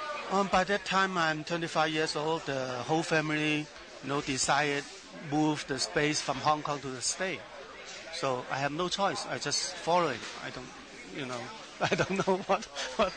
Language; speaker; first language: English; non-native, learner; Chinese